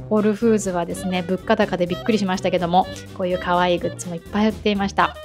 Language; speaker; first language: Japanese; native; Japanese